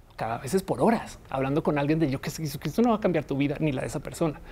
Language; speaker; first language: Spanish; native; Spanish